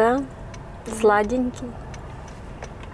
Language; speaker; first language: Russian; native; Russian